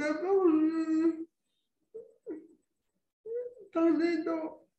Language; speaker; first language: French; non-native, local second language; Arabic